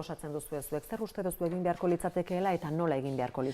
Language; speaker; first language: Basque; native; Basque